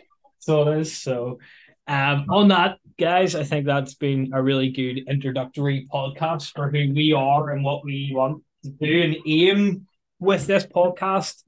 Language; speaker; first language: English; native; English